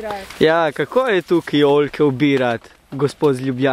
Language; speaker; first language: Slovenian; native; Slovenian